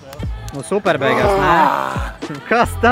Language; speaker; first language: Latvian; native; Latvian